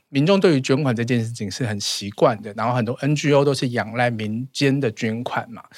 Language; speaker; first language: Chinese; native; Chinese